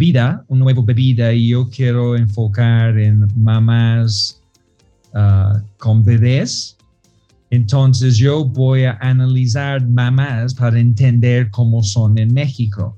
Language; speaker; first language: Spanish; non-native, fluent; English